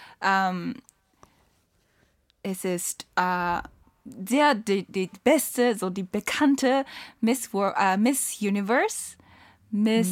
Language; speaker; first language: German; non-native, learner; Japanese